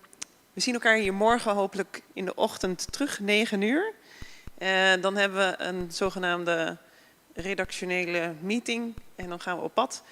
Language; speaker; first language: Dutch; native; Dutch